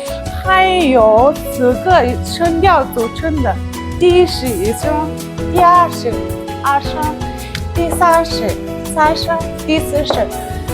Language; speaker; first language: Chinese; non-native, learner; Mongolian